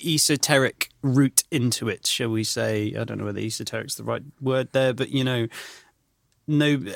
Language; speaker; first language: English; native; English